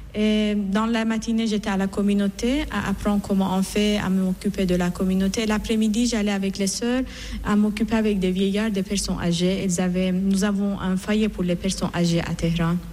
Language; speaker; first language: French; non-native, fluent; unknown